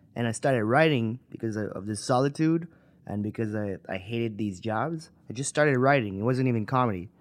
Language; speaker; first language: English; non-native, local second language; French